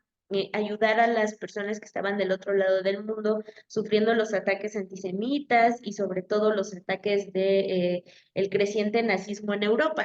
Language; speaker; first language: Spanish; native; Spanish